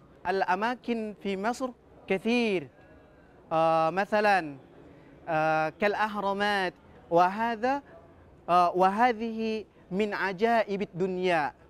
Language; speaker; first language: Arabic; non-native, fluent; Indonesian